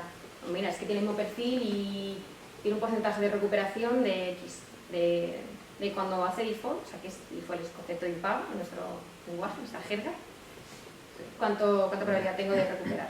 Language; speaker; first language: Spanish; native; Spanish